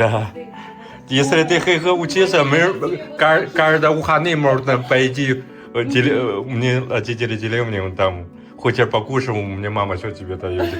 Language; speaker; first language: Russian; non-native, learner; Chinese